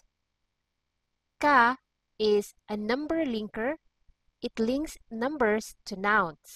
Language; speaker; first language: English; non-native, local second language; Cebuano